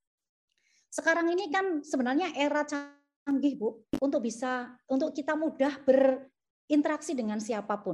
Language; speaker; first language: Indonesian; native; Indonesian